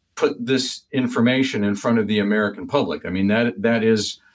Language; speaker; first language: English; native; English